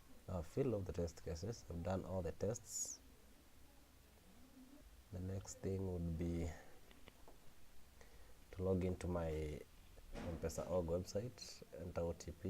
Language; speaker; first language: English; non-native, local second language; Swahili